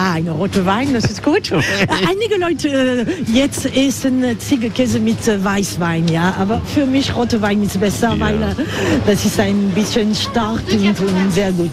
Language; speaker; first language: German; non-native, fluent; French